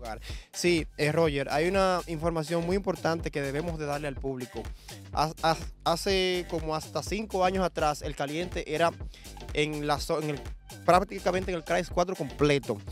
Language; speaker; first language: Spanish; native; Spanish